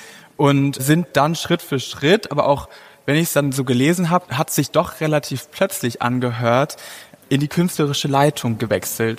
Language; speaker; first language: German; native; German